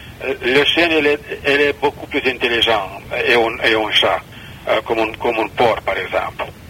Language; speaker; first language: French; non-native, fluent; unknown